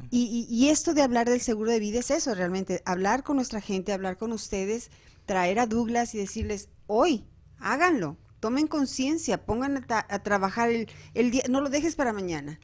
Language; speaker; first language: Spanish; native; Spanish